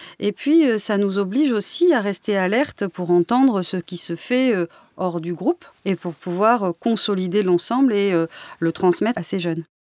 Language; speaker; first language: French; native; French